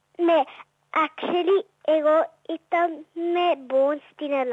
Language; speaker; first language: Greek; early bilingual, heritage; Greek